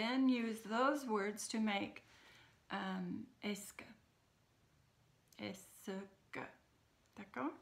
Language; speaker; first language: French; non-native, fluent; English